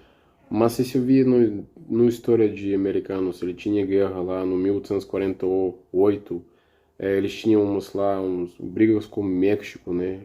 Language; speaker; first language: Portuguese; non-native, learner; Russian